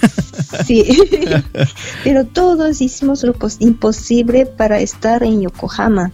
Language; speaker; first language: Spanish; non-native, fluent; Japanese